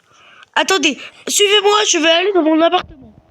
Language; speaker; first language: French; native; French